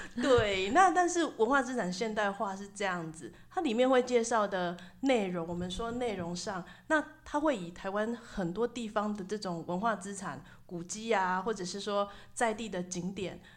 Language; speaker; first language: Chinese; native; Chinese